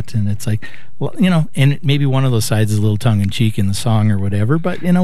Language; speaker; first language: English; native; English